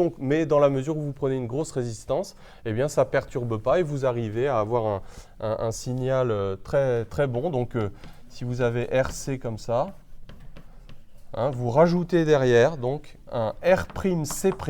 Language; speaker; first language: French; native; French